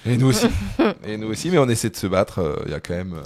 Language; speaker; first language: French; native; French